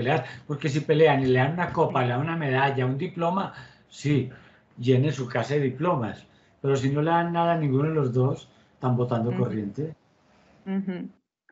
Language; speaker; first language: Spanish; native; Spanish